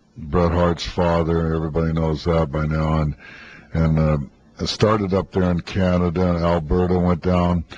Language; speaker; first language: English; native; English